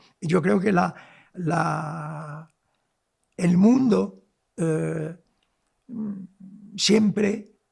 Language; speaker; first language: Spanish; non-native, local second language; Arabic